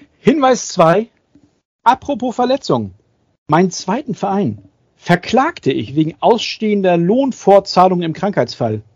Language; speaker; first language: German; native; German